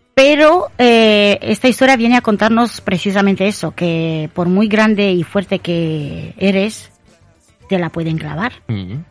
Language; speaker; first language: Spanish; non-native, fluent; Romanian